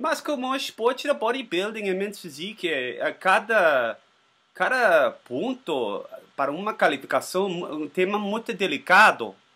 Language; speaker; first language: Portuguese; non-native, learner; Spanish